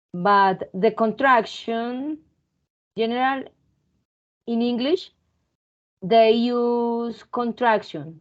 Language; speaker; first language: English; non-native, fluent; Spanish